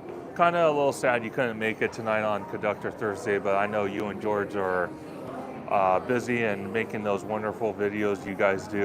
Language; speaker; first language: English; native; English